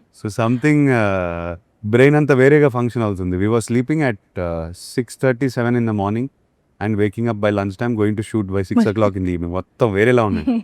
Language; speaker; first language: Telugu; native; Telugu